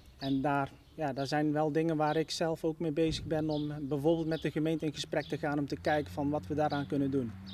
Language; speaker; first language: Dutch; native; Dutch